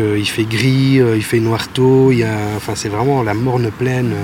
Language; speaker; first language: French; native; French